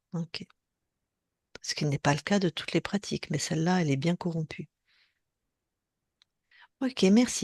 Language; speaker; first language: French; native; French